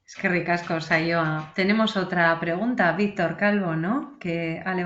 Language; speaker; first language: Spanish; native; Spanish